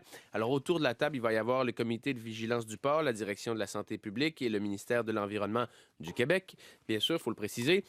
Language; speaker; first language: French; native; French